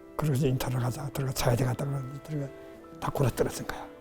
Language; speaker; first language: Korean; native; Korean